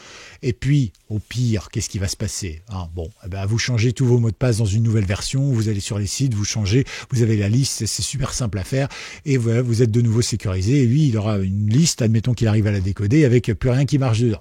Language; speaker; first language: French; native; French